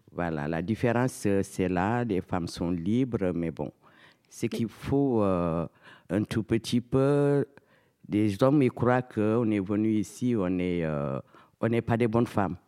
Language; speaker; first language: French; non-native, local second language; Fula